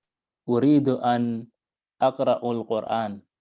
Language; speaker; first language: Arabic; non-native, learner; English